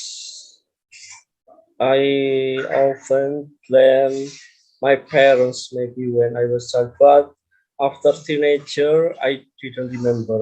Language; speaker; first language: English; non-native, learner; Indonesian